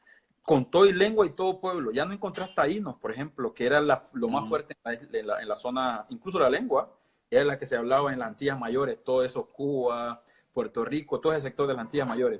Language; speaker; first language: Spanish; non-native, local second language; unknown